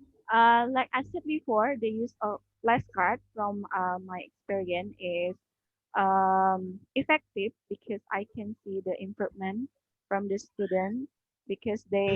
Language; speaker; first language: English; non-native, learner; Indonesian